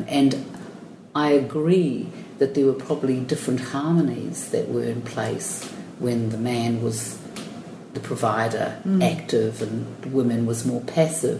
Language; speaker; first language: English; native; English